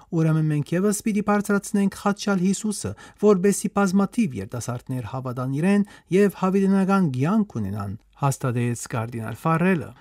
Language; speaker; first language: Armenian; early bilingual, heritage; Armenian